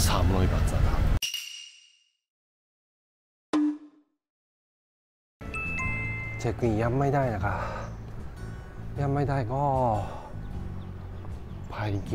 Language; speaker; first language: Thai; non-native, learner; Japanese